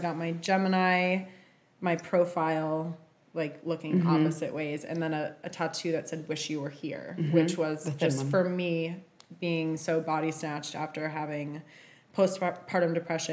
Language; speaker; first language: English; native; English